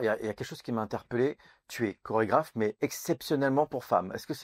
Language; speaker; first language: French; native; French